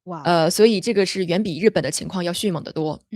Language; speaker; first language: Chinese; native; Chinese